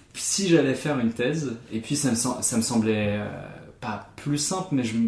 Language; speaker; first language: French; non-native, fluent; German